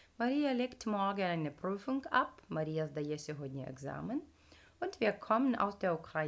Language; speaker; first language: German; non-native, fluent; Ukrainian